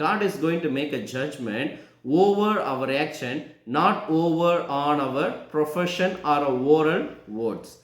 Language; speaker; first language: English; non-native, local second language; Tamil